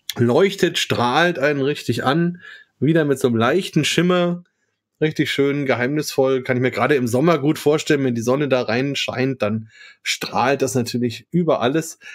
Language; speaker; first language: German; native; German